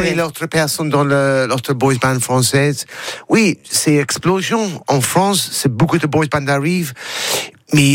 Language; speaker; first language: French; non-native, learner; English